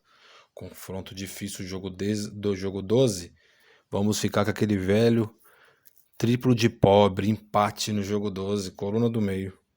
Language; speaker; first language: Portuguese; native; Portuguese